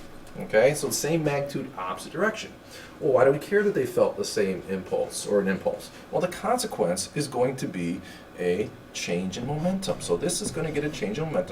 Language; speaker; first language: English; native; English